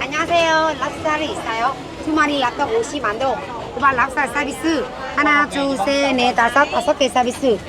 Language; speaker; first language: Korean; non-native, learner; Vietnamese